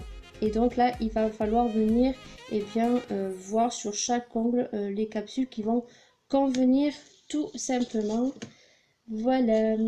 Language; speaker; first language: French; native; French